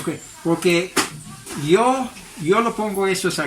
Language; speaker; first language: Spanish; non-native, learner; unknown